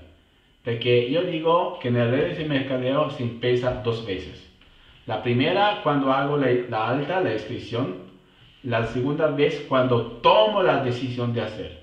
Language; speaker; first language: Spanish; non-native, fluent; Italian